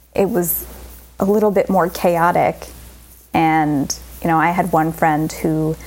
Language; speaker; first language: English; native; English